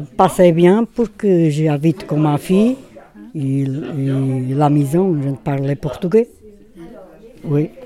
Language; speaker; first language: French; non-native, learner; Portuguese